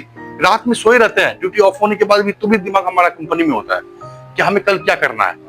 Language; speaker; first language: Hindi; native; Hindi